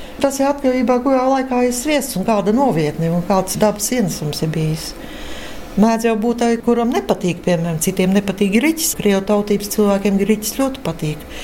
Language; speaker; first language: Latvian; native; Latvian